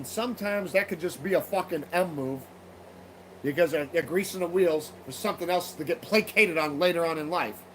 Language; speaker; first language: English; native; English